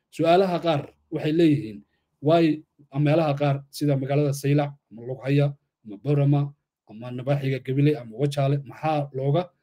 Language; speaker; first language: Somali; native; Somali